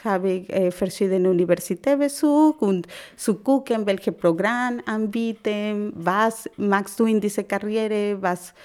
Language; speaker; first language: German; non-native, learner; Spanish